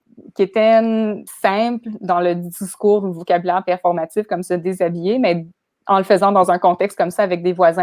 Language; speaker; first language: French; native; French